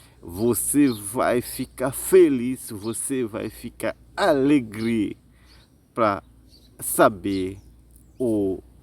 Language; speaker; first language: Portuguese; non-native, learner; Haitian Creole